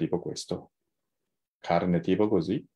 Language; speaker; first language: Italian; non-native, fluent; Japanese